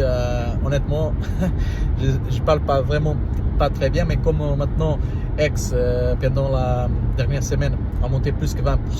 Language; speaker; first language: French; non-native, learner; Portuguese